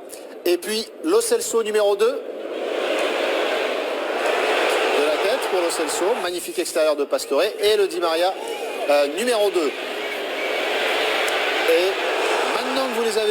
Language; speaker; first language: French; native; French